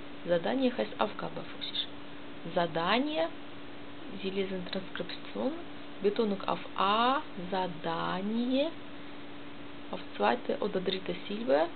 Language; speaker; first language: German; non-native, learner; Russian